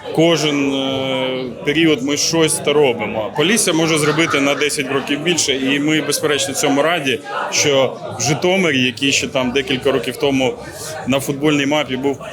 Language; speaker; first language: Ukrainian; native; Ukrainian